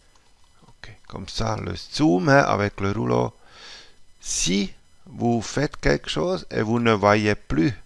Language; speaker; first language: French; non-native, local second language; German